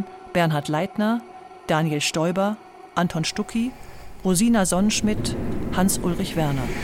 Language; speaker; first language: German; native; German